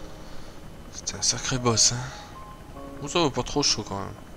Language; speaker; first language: French; native; French